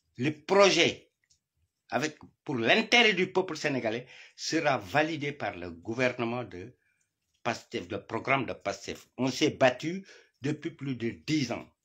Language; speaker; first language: French; non-native, local second language; Wolof